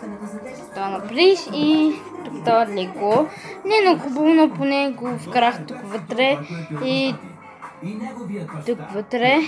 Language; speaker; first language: Bulgarian; early bilingual, heritage; Bulgarian